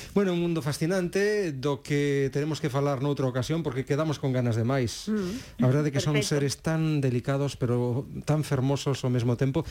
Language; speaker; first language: Galician; native; Galician